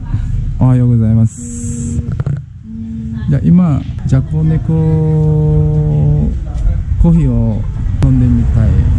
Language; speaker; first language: Japanese; non-native, fluent; Indonesian